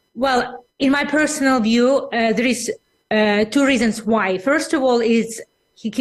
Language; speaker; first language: English; non-native, fluent; Russian